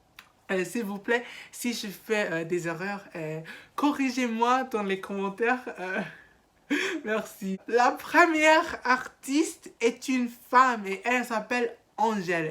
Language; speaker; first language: French; non-native, learner; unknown